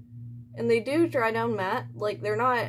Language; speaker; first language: English; native; English